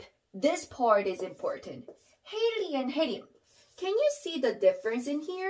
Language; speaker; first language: English; non-native, learner; Korean